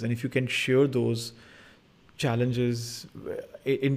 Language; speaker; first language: English; non-native, local second language; Hindi